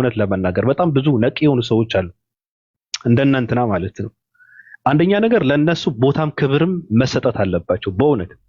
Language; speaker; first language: Amharic; native; Amharic